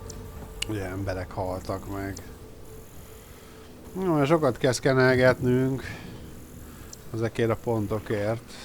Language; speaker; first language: Hungarian; native; Hungarian